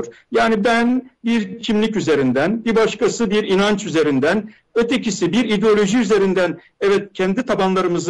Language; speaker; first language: Turkish; native; Turkish